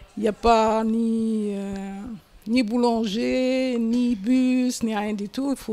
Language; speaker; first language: French; non-native, local second language; Arabic